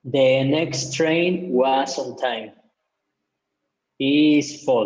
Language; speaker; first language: English; non-native, learner; Spanish